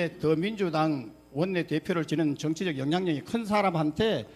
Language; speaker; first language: Korean; native; Korean